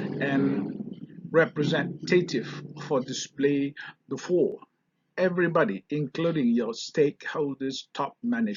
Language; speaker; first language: English; non-native, local second language; Malay